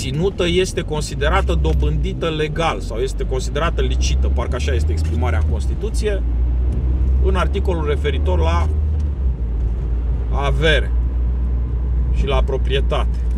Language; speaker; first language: Romanian; native; Romanian